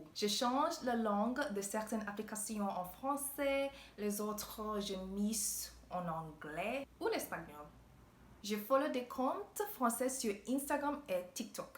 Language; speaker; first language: French; non-native, learner; English